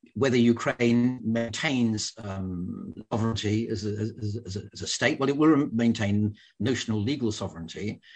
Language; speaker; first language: English; native; English